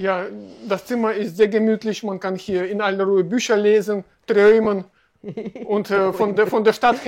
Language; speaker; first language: German; non-native, fluent; Russian